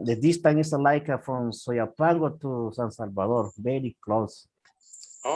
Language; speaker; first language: English; non-native, learner; Spanish